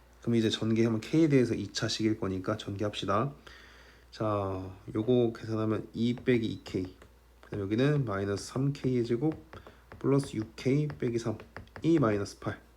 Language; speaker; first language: Korean; native; Korean